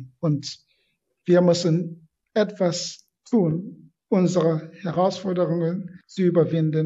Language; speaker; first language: German; non-native, fluent; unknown